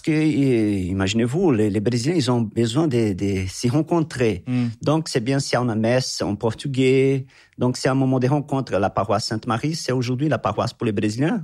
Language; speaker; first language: French; non-native, fluent; Portuguese